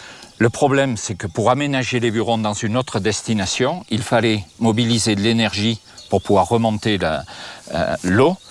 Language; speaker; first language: French; native; French